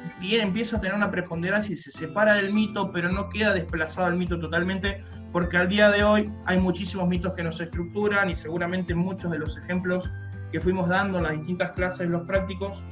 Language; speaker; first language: Spanish; native; Spanish